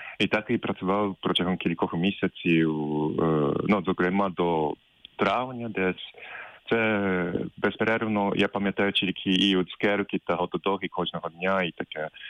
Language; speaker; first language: Ukrainian; non-native, fluent; Japanese